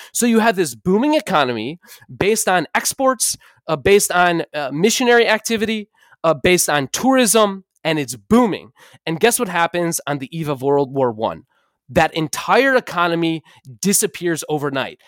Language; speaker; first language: English; native; English